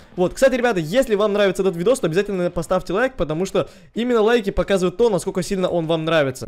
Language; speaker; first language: Russian; early bilingual, heritage; Russian